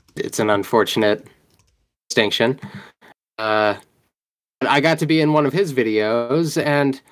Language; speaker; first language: English; native; English